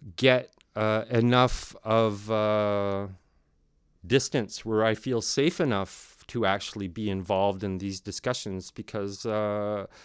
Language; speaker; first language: English; non-native, fluent; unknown